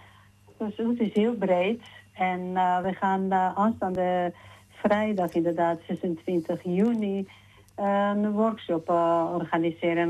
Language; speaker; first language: Dutch; non-native, learner; Georgian